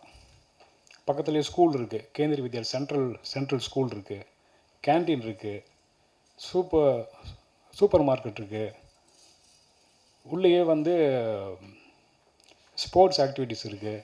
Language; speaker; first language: Tamil; native; Tamil